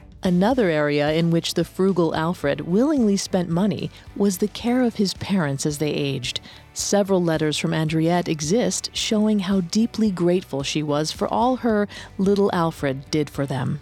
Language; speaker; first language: English; native; English